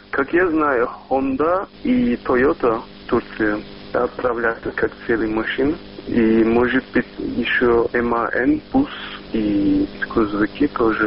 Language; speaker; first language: Russian; non-native, local second language; Turkish